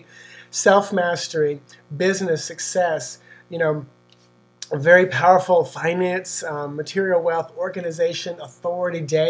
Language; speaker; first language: English; native; English